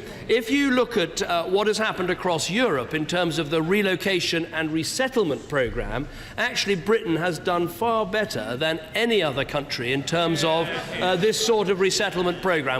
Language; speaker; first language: English; native; English